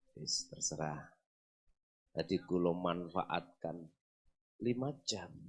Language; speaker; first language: Indonesian; non-native, local second language; Javanese